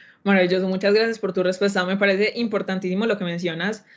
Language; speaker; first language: Spanish; native; Spanish